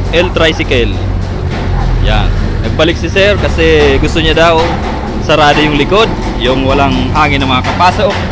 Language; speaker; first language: Filipino; non-native, local second language; Bikol